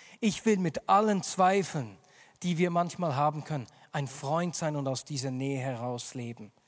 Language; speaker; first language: German; native; German